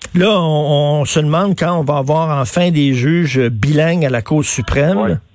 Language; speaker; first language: French; native; French